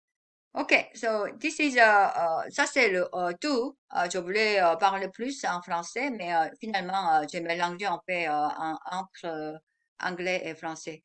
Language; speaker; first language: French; non-native, fluent; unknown